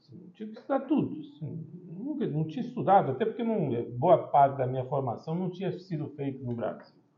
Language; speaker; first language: Portuguese; early bilingual, heritage; Portuguese